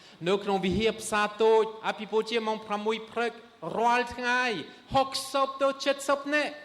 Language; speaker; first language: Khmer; non-native, fluent; French